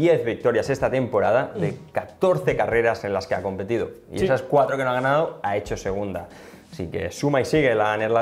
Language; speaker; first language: Spanish; native; Spanish